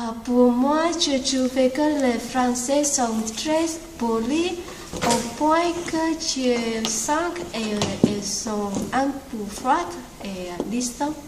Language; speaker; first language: French; non-native, learner; Vietnamese